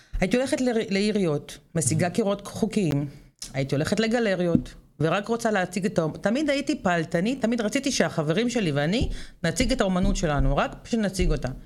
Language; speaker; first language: Hebrew; native; Hebrew